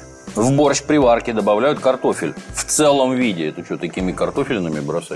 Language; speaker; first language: Russian; native; Russian